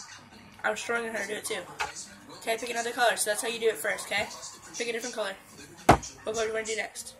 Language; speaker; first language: English; native; English